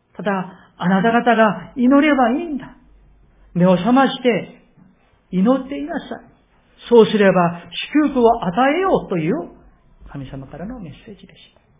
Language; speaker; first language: Japanese; non-native, fluent; Korean